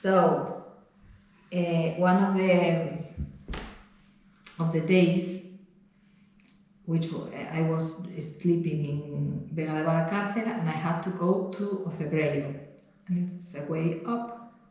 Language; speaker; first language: English; non-native, fluent; Spanish